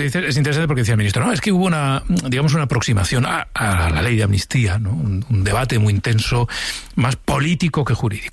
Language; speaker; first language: Spanish; native; Spanish